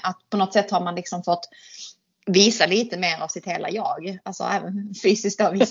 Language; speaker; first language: Swedish; native; Swedish